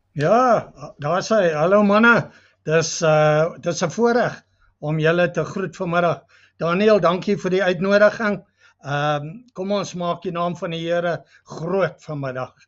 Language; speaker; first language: Afrikaans; non-native, local second language; English